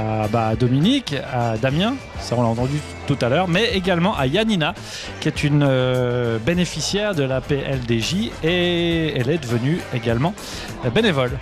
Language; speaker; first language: French; native; French